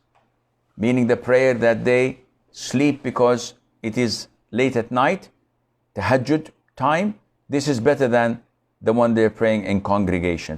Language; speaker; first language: English; non-native, fluent; Arabic